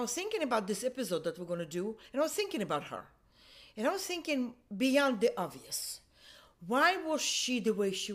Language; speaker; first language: English; non-native, fluent; Russian